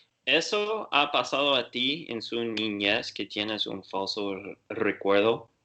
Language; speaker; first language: Spanish; non-native, learner; English